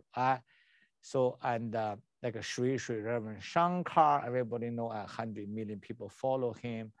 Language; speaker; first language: English; non-native, learner; Chinese